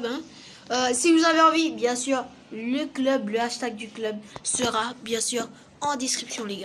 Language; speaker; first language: French; native; French